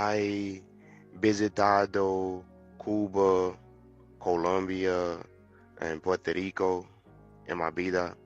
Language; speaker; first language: Spanish; non-native, learner; English